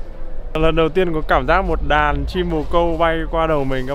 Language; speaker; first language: Vietnamese; native; Vietnamese